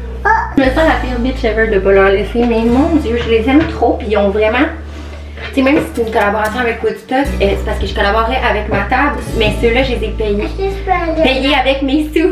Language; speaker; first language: French; native; French